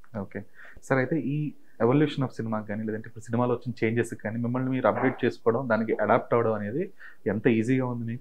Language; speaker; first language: Telugu; native; Telugu